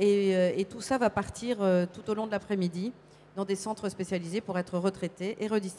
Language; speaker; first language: French; native; French